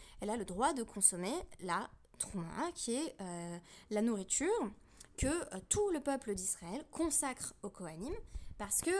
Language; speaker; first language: French; native; French